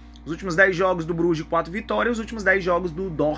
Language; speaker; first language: Portuguese; native; Portuguese